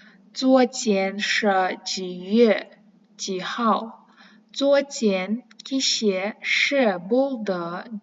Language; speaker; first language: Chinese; non-native, fluent; Kazakh